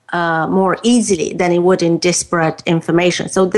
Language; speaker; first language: English; non-native, fluent; Romanian